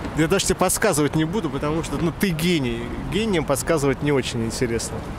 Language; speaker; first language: Russian; native; Russian